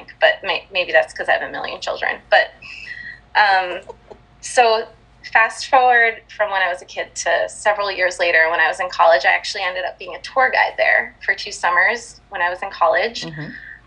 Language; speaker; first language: English; native; English